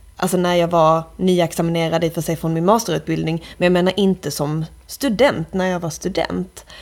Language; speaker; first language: Swedish; native; Swedish